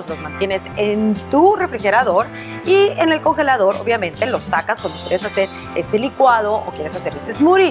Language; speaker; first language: Spanish; native; Spanish